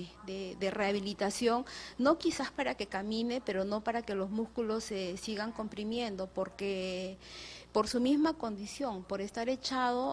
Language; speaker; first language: Spanish; native; Spanish